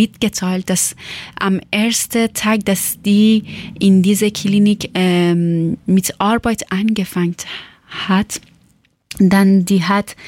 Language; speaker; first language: German; non-native, learner; Persian